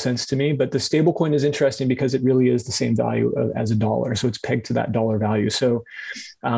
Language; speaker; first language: English; native; English